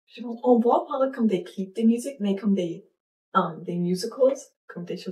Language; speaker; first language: French; non-native, learner; English